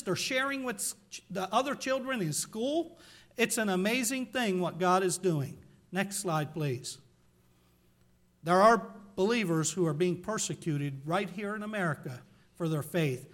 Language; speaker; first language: English; native; English